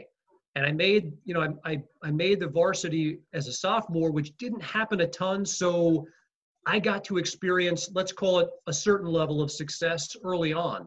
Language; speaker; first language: English; native; English